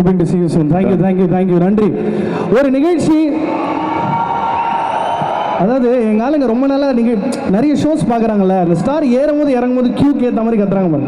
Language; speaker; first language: Tamil; native; Tamil